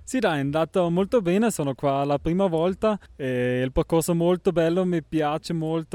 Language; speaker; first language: Italian; non-native, local second language; German